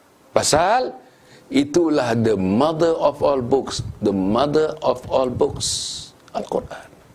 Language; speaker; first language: English; non-native, local second language; Malay